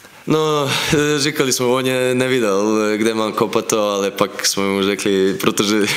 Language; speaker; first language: Czech; non-native, fluent; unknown